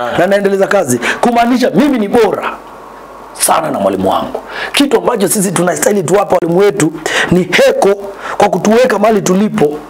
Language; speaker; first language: Swahili; non-native, local second language; Luyia